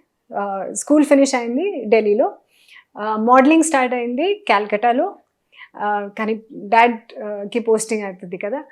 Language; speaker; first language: Telugu; non-native, local second language; Hindi